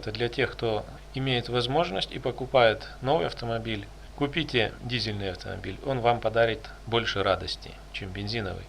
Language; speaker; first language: Russian; native; Russian